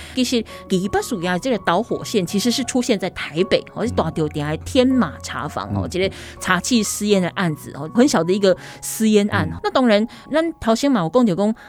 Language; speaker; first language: Chinese; native; Chinese